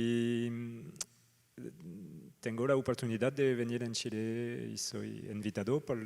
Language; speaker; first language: Spanish; non-native, fluent; French